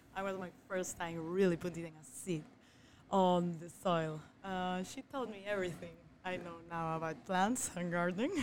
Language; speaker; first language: English; non-native, fluent; Spanish